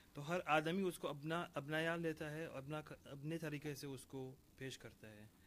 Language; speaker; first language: Hindi; non-native, fluent; Persian